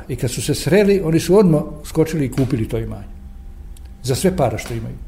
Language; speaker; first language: Serbian; native; Serbian